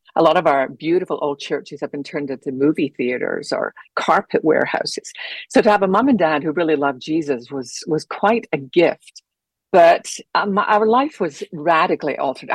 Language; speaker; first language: English; native; English